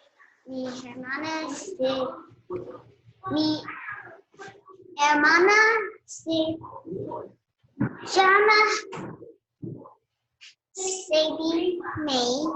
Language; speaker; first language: Spanish; non-native, learner; English